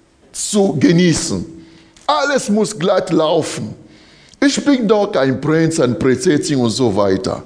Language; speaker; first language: German; non-native, fluent; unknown